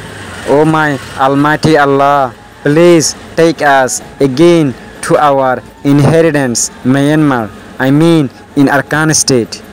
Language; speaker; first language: English; non-native, local second language; Rohingya